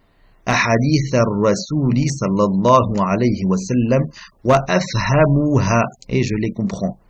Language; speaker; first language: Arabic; non-native, fluent; French